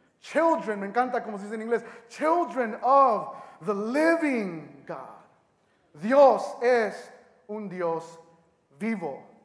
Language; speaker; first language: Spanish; early bilingual, heritage; Spanish